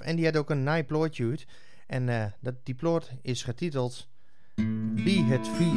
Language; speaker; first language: Dutch; native; Dutch